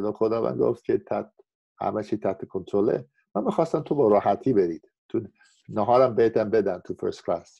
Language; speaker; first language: Persian; non-native, fluent; English